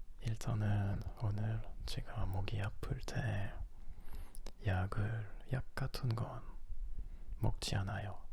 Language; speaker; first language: Korean; non-native, learner; French